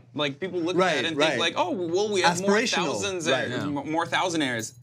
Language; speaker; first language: English; non-native, fluent; Turkish